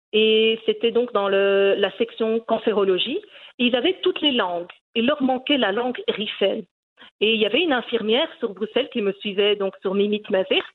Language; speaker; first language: French; early bilingual, other home language; Riffian